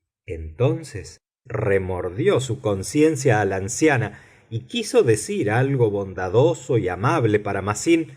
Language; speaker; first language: Spanish; native; Spanish